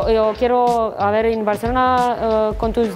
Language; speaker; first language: Spanish; non-native, learner; Romanian